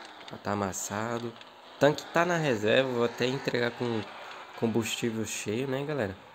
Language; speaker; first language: Portuguese; native; Portuguese